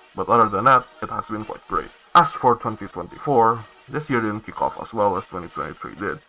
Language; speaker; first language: English; non-native, fluent; Malay